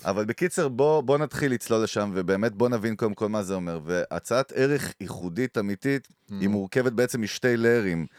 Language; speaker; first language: Hebrew; native; Hebrew